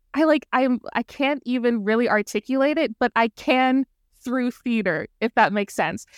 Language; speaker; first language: English; native; English